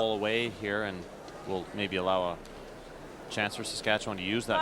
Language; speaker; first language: English; native; English